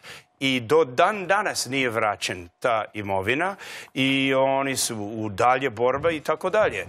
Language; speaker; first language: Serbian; non-native, learner; English